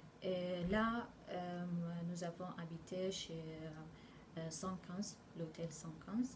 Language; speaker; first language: French; non-native, learner; Arabic